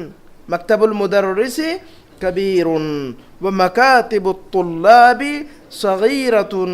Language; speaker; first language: Arabic; non-native, fluent; Urdu